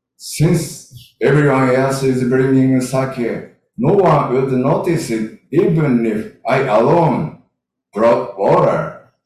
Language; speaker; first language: English; non-native, learner; Japanese